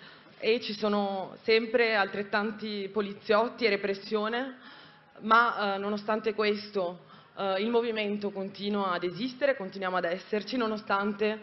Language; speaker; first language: Italian; native; Italian